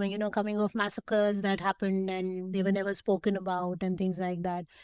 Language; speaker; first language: English; non-native, local second language; Hindi